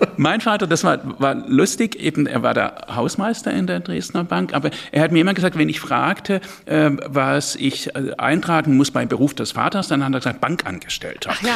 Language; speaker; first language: German; native; German